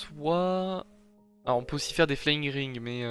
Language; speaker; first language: French; native; French